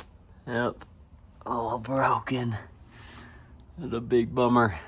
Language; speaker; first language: English; native; English